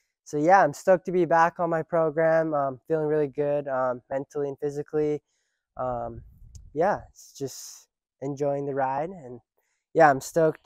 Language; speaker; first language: English; early bilingual, other home language; Japanese